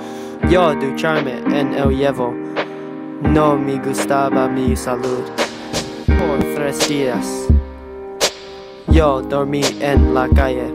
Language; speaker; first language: Spanish; non-native, learner; English